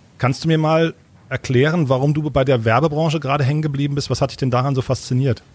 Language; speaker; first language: German; native; German